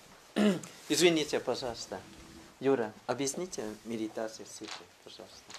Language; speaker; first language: Russian; non-native, learner; Thai